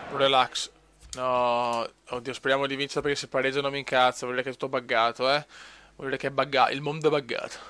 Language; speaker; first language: Italian; native; Italian